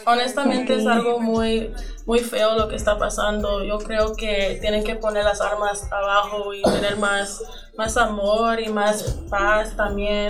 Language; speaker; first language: Spanish; early bilingual, other home language; English